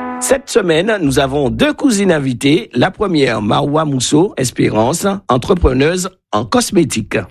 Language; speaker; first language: French; native; French